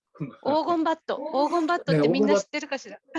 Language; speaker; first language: Japanese; native; Japanese